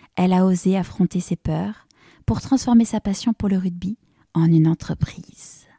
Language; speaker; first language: French; native; French